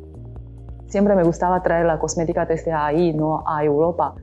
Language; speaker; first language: Spanish; non-native, learner; Chinese